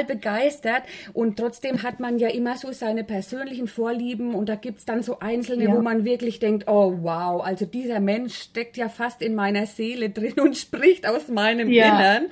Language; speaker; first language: German; native; German